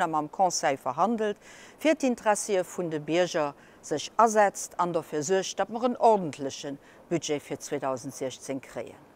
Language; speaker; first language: German; non-native, local second language; Luxembourgish